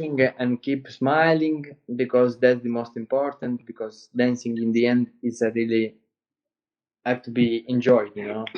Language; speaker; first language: English; non-native, learner; Romanian